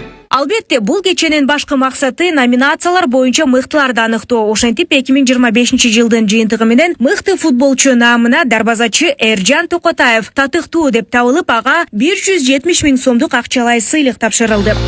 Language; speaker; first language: Kyrgyz; native; Kyrgyz